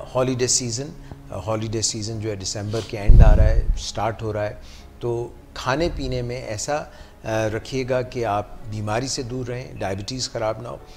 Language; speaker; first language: Urdu; native; Urdu